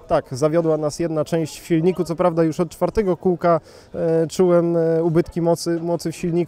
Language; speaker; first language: Polish; native; Polish